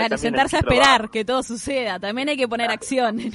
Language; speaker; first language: Spanish; native; Spanish